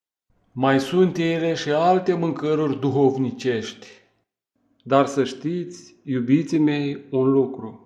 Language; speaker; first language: Romanian; native; Romanian